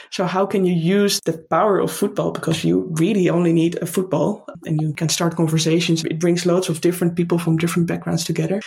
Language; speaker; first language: English; non-native, fluent; Dutch